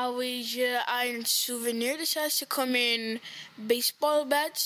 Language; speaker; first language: French; non-native, learner; English